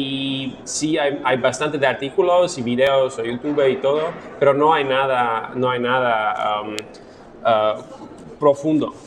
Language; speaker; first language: Spanish; non-native, fluent; Slovak